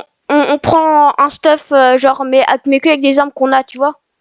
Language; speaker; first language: French; native; French